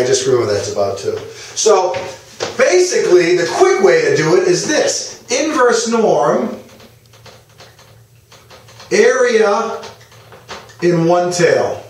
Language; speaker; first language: English; native; English